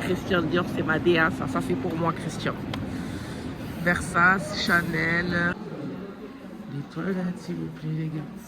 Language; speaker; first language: French; native; French